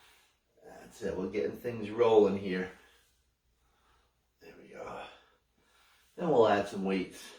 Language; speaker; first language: English; native; English